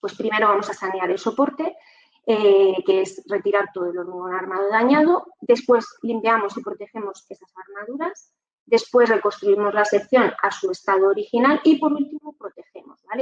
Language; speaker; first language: Spanish; native; Spanish